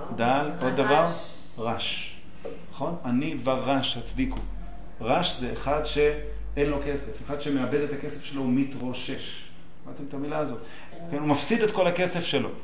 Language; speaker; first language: Hebrew; native; Hebrew